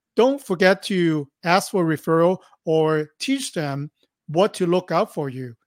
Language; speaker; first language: English; non-native, local second language; Cantonese